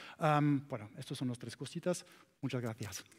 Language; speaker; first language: Spanish; non-native, learner; German